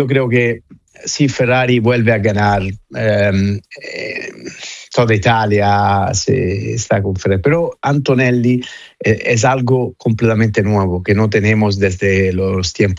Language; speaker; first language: Spanish; non-native, fluent; Italian